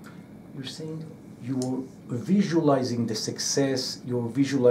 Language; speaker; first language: English; non-native, fluent; Hebrew